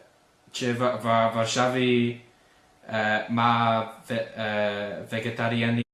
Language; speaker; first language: Polish; non-native, learner; English